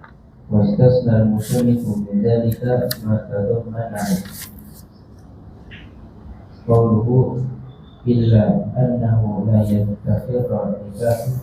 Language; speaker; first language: Arabic; non-native, learner; Indonesian